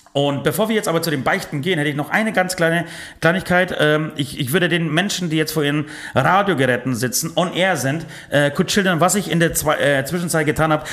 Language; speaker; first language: German; early bilingual, other home language; Polish